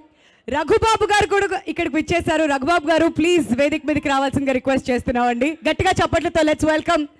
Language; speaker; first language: Telugu; native; Telugu